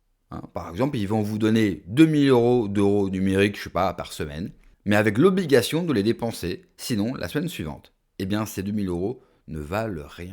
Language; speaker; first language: French; native; French